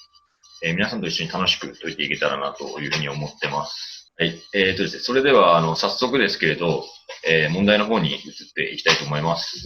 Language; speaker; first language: Japanese; native; Japanese